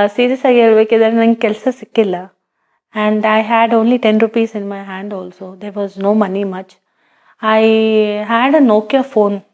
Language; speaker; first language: Kannada; early bilingual, other home language; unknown